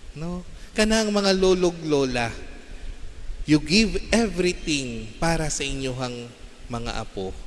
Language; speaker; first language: Cebuano; non-native, local second language; Filipino